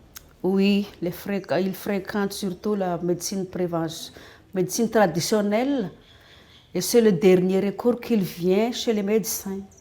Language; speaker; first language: French; non-native, local second language; Malagasy